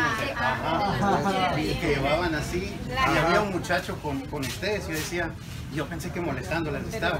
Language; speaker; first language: Spanish; early bilingual, heritage; Spanish